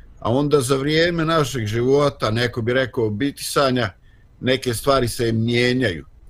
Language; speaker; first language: Bosnian; native; Bosnian